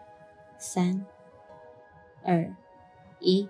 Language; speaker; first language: Chinese; native; Chinese